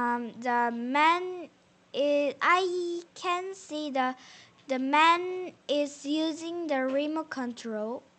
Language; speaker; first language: English; non-native, learner; Korean